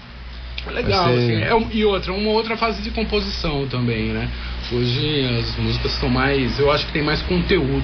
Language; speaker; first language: Portuguese; native; Portuguese